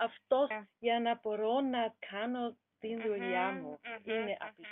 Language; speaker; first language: Greek; non-native, learner; German